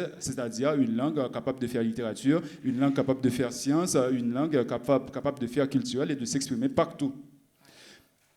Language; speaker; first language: French; non-native, local second language; Haitian Creole